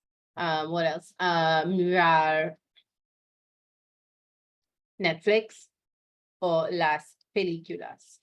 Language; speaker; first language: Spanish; non-native, fluent; English